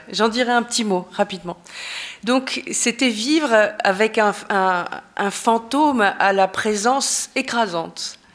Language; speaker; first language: French; native; French